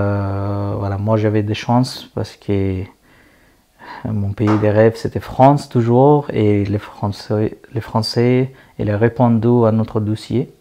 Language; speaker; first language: French; non-native, learner; Persian